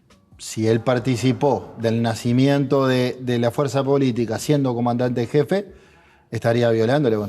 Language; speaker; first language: Spanish; native; Spanish